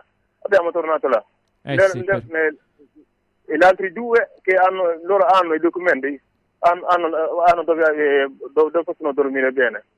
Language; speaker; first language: Italian; non-native, learner; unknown